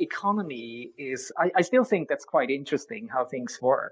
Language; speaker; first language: English; non-native, fluent; Swiss German